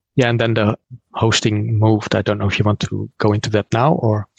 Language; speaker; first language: English; non-native, fluent; Dutch